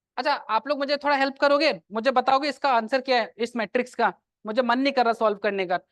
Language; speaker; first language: Hindi; non-native, local second language; Assamese